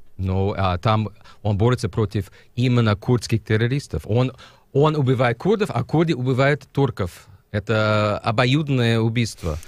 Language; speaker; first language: Russian; non-native, fluent; English